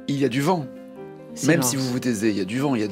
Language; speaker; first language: French; native; French